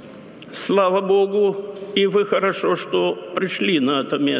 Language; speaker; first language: Russian; non-native, local second language; Romanian